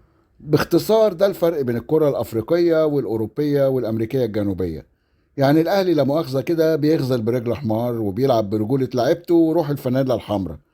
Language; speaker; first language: Arabic; native; Arabic